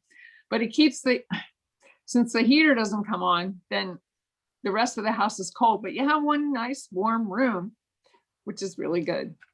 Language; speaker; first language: English; native; English